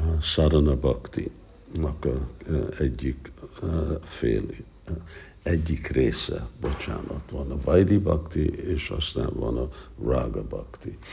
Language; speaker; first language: Hungarian; early bilingual, heritage; Hungarian